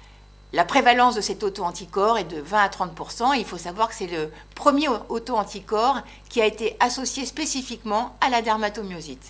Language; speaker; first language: French; native; French